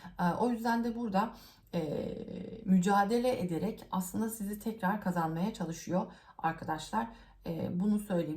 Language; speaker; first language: Turkish; native; Turkish